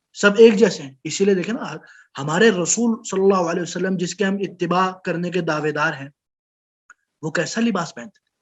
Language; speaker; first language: Urdu; non-native, local second language; Pashto